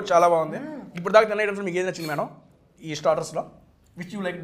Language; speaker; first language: Telugu; native; Telugu